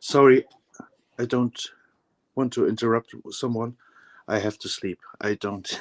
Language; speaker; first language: English; non-native, learner; German